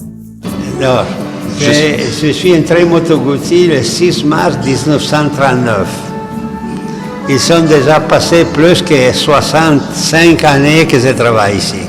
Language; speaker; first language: French; non-native, learner; Italian